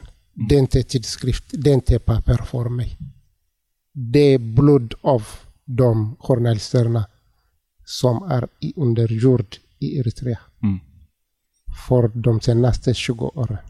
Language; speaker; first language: Swedish; non-native, learner; Tigrinya